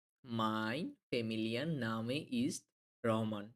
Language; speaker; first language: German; non-native, fluent; Bangla